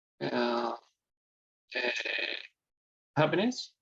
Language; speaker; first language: English; non-native, learner; Spanish